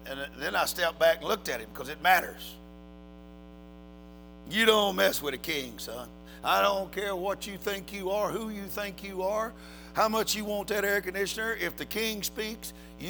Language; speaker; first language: English; native; English